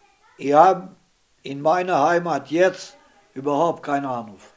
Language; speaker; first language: German; non-native, learner; Romany